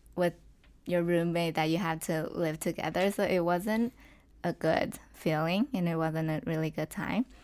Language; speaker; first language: English; non-native, fluent; Chinese